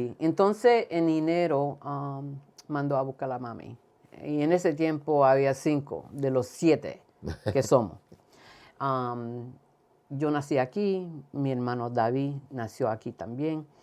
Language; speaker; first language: Spanish; early bilingual, heritage; Spanish